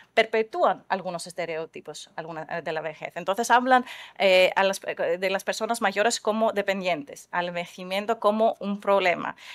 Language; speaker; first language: Spanish; non-native, fluent; Greek